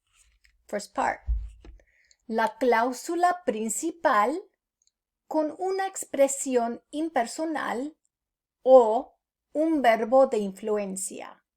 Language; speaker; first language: Spanish; non-native, fluent; English